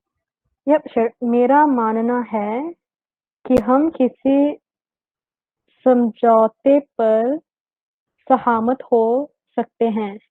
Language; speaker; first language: Hindi; non-native, learner; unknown